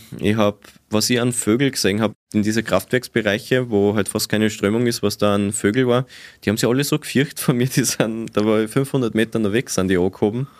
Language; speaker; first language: German; native; German